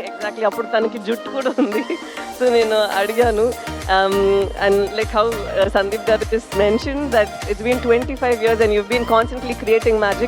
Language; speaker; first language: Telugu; non-native, fluent; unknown